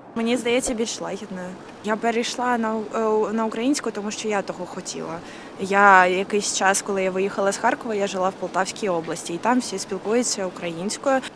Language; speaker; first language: Ukrainian; non-native, local second language; Russian